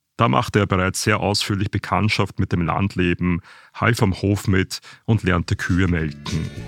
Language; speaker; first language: German; native; German